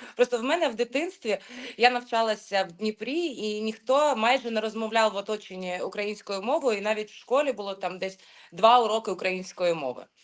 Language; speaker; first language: Ukrainian; non-native, local second language; Russian